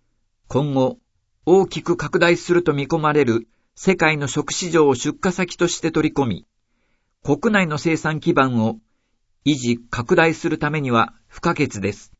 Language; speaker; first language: Japanese; native; Japanese